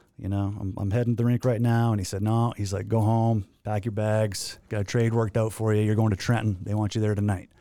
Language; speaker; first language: English; native; English